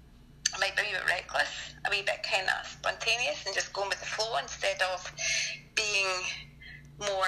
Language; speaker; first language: English; native; English